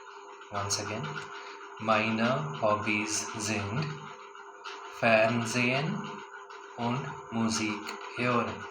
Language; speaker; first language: German; non-native, fluent; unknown